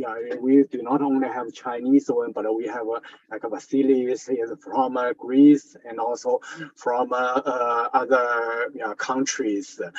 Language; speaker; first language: English; non-native, fluent; Chinese